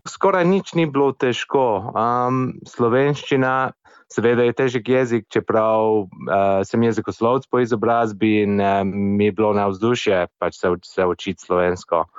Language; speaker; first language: Slovenian; non-native, fluent; English